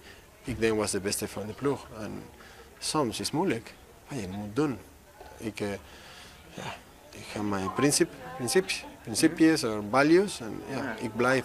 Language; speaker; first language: Dutch; non-native, learner; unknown